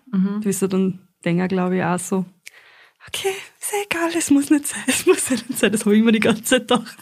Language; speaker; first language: German; native; German